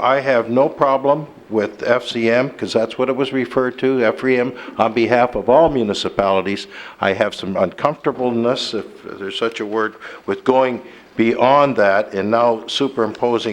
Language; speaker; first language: English; native; English